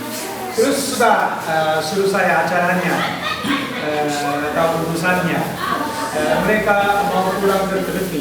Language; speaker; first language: Indonesian; non-native, fluent; Japanese